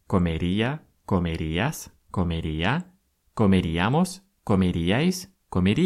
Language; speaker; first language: Spanish; non-native, fluent; Russian